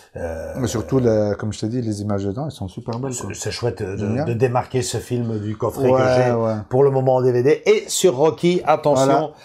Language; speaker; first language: French; native; French